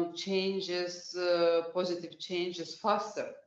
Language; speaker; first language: English; non-native, fluent; Lithuanian